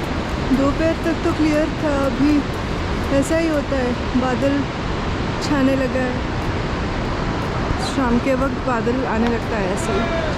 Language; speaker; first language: Hindi; non-native, local second language; Bangla